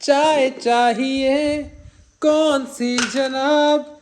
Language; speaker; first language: Urdu; non-native, local second language; Punjabi